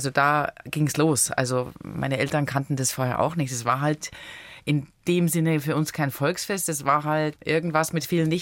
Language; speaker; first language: German; early bilingual, other home language; Italian